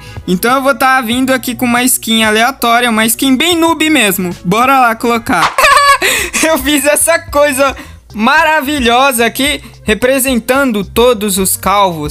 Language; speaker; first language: Portuguese; native; Portuguese